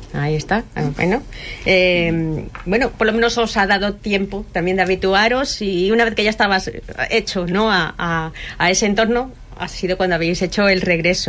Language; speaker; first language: Spanish; native; Spanish